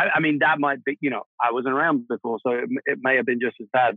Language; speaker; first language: English; non-native, local second language; Czech